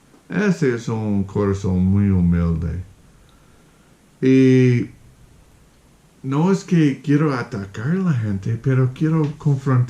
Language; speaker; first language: Spanish; non-native, fluent; English